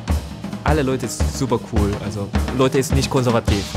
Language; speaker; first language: German; non-native, learner; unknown